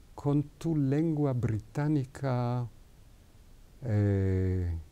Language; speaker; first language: Spanish; non-native, fluent; Hebrew